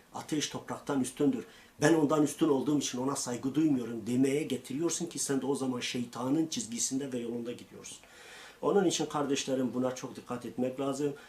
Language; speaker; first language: Turkish; non-native, local second language; Kurdish